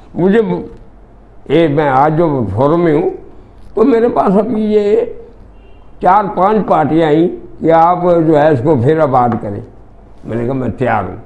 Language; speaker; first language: Urdu; non-native, local second language; Punjabi